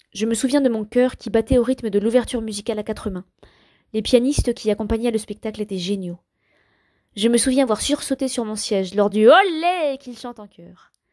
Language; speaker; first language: French; native; French